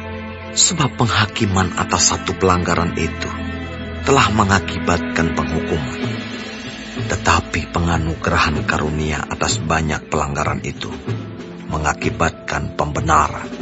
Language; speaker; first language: Indonesian; native; Indonesian